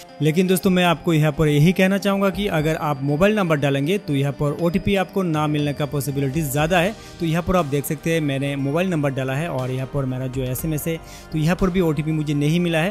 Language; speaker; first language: Hindi; non-native, local second language; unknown